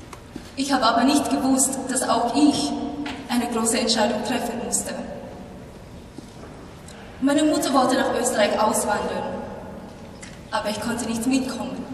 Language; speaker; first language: German; non-native, fluent; Filipino